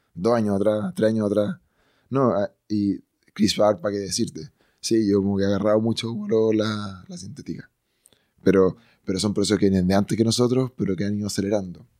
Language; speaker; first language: Spanish; native; Spanish